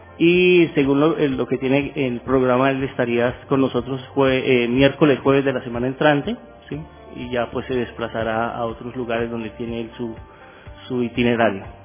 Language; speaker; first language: Spanish; native; Spanish